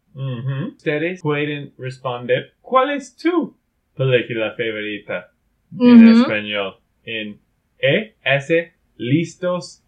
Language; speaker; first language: Spanish; non-native, learner; English